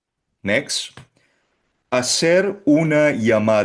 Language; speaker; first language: Spanish; non-native, fluent; Filipino